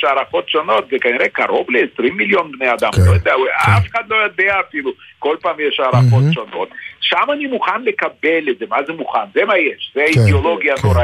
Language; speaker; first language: Hebrew; non-native, fluent; Lithuanian